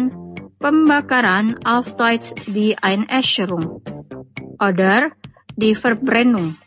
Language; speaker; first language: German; non-native, fluent; Indonesian